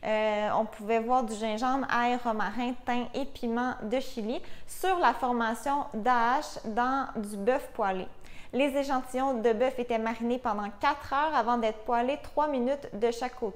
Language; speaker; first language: French; native; French